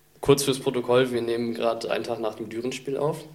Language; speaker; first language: German; native; German